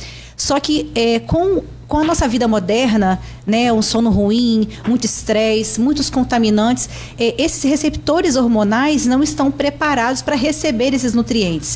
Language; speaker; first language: Portuguese; native; Portuguese